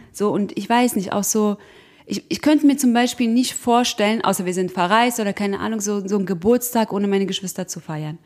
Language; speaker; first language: German; early bilingual, other home language; Croatian